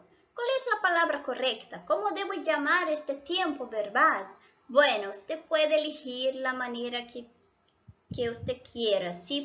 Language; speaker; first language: Spanish; non-native, fluent; Portuguese